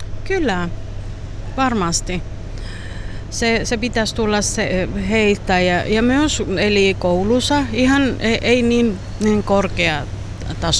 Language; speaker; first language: Finnish; non-native, learner; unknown